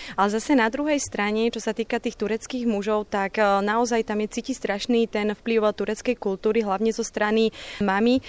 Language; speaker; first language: Slovak; native; Slovak